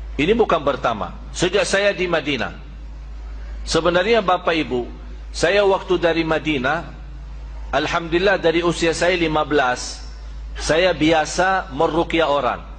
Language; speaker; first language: Malay; non-native, fluent; Arabic